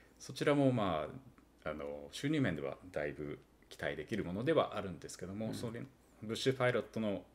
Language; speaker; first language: Japanese; native; Japanese